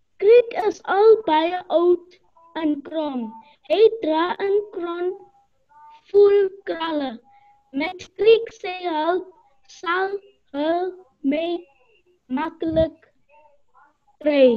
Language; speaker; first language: Afrikaans; non-native, local second language; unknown